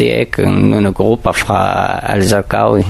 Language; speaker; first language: Danish; non-native, learner; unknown